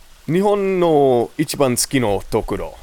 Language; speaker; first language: Japanese; non-native, learner; English